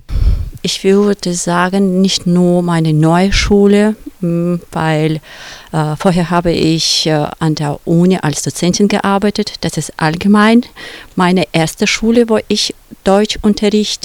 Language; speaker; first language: German; non-native, fluent; Russian